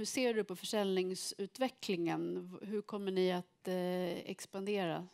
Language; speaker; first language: Swedish; native; Swedish